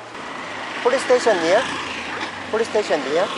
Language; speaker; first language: English; non-native, learner; Korean